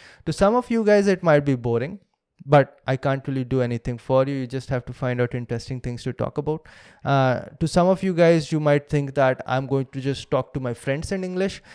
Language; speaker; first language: English; non-native, local second language; Hindi